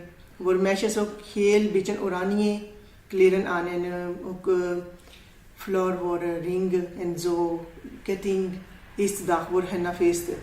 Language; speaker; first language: Dutch; non-native, learner; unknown